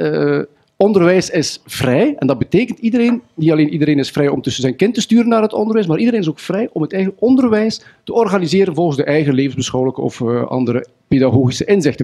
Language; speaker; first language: Dutch; native; Dutch